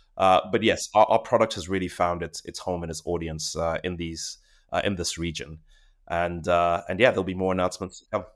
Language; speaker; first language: English; non-native, local second language; Shona